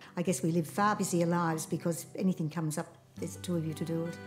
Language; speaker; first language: English; native; English